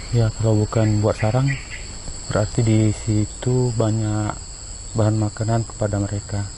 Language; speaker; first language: Indonesian; non-native, local second language; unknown